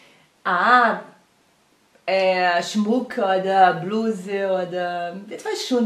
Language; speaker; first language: German; non-native, learner; Portuguese